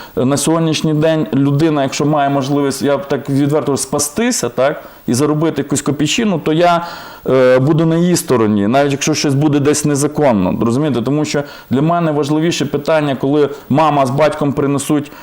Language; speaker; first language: Ukrainian; native; Ukrainian